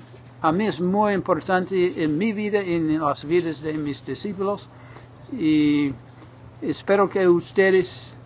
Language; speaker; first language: Spanish; non-native, fluent; English